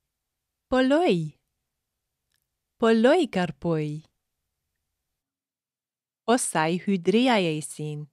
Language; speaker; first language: Greek; non-native, fluent; English